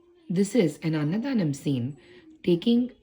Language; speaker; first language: English; non-native, local second language; Tamil